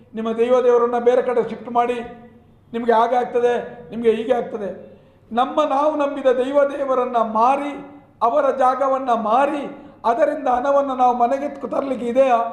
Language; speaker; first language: Kannada; non-native, local second language; Tulu